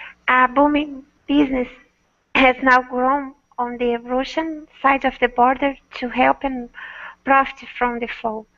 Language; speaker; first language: English; non-native, learner; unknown